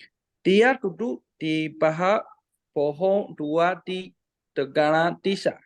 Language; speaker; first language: Indonesian; non-native, learner; Chinese